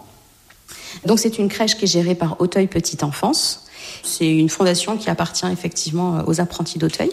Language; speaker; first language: French; native; French